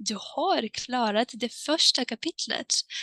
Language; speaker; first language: Swedish; non-native, fluent; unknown